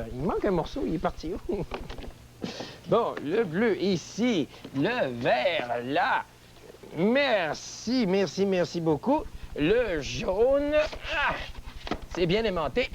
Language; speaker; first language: French; native; French